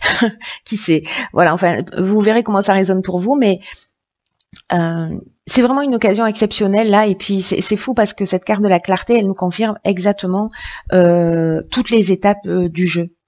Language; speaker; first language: French; native; French